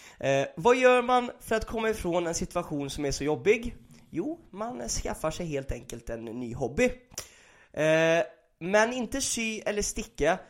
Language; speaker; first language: Swedish; native; Swedish